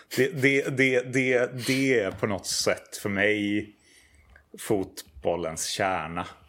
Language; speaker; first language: Swedish; native; Swedish